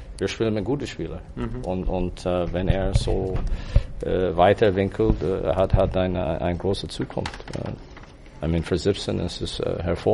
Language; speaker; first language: German; non-native, fluent; English